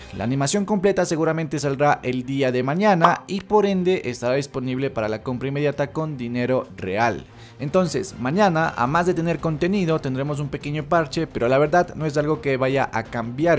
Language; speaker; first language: Spanish; native; Spanish